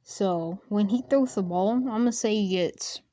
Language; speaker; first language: English; native; English